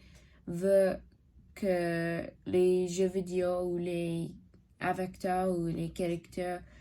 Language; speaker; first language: French; non-native, learner; English